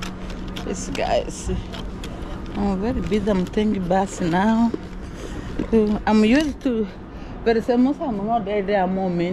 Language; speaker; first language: English; non-native, learner; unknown